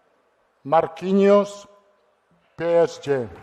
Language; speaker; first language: Portuguese; non-native, learner; Italian